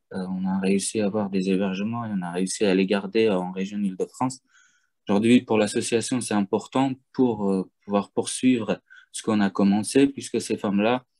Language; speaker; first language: French; non-native, fluent; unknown